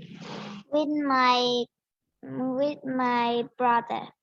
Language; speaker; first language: English; non-native, learner; Vietnamese